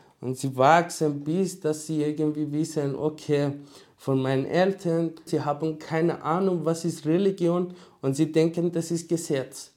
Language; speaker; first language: German; non-native, learner; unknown